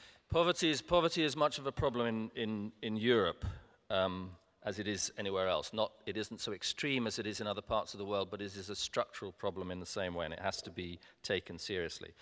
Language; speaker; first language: English; native; English